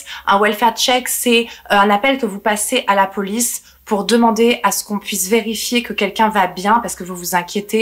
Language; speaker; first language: French; native; French